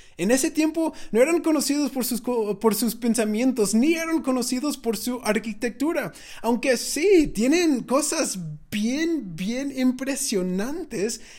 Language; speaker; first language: Spanish; non-native, fluent; English